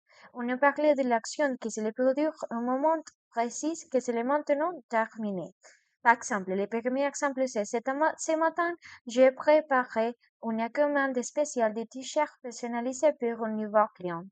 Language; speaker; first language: French; non-native, learner; Spanish